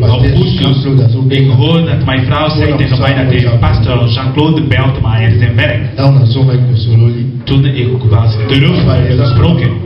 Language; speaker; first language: Dutch; non-native, fluent; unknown